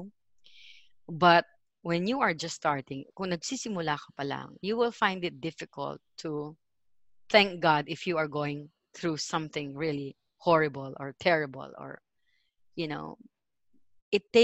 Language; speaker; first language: English; non-native, local second language; Filipino